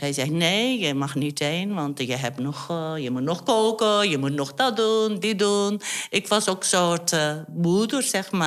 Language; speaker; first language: Dutch; non-native, fluent; Turkish